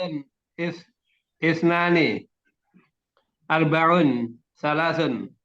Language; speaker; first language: Arabic; non-native, learner; Indonesian